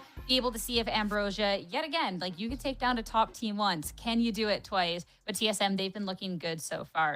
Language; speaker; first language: English; native; English